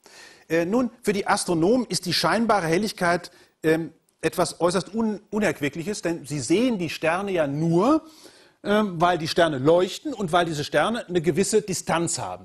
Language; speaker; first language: German; native; German